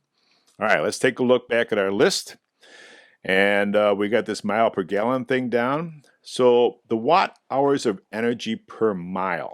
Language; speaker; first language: English; native; English